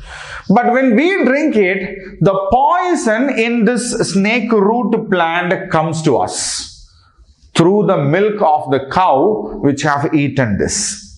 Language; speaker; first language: English; non-native, local second language; Telugu